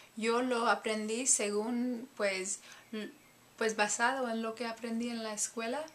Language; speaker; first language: Spanish; non-native, fluent; English